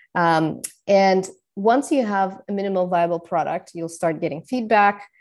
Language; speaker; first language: English; non-native, fluent; Russian